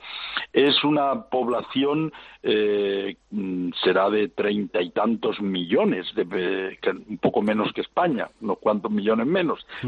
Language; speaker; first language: Spanish; native; Spanish